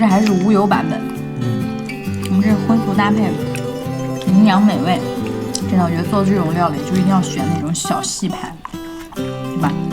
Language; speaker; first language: Chinese; native; Chinese